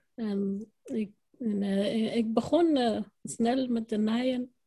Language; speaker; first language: Dutch; non-native, learner; Persian